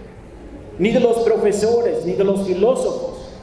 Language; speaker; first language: Spanish; non-native, fluent; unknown